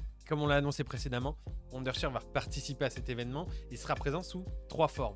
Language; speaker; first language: French; native; French